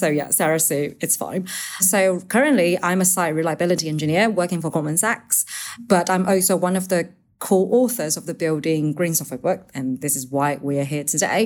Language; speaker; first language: English; non-native, fluent; Chinese